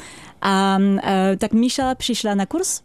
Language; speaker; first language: Czech; non-native, fluent; French